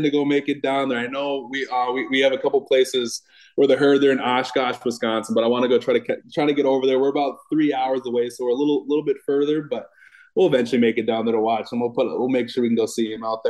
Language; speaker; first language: English; native; English